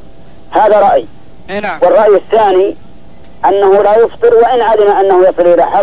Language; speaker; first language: Arabic; native; Arabic